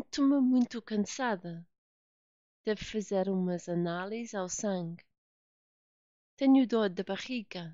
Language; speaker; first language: Portuguese; non-native, fluent; English